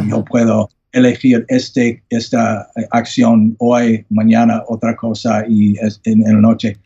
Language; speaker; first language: Spanish; non-native, learner; English